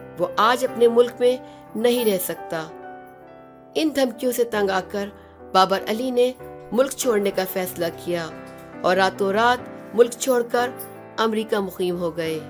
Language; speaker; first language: Urdu; native; Urdu